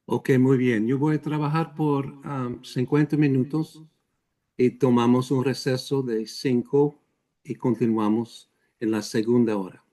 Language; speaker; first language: Spanish; non-native, fluent; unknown